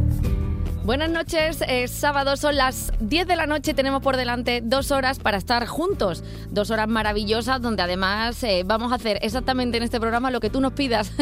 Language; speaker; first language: Spanish; native; Spanish